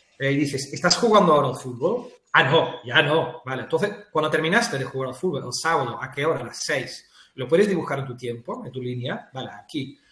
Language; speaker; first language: Spanish; non-native, fluent; Dutch